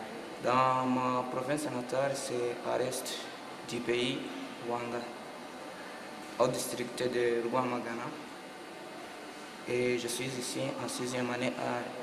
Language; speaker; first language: French; non-native, local second language; Kinyarwanda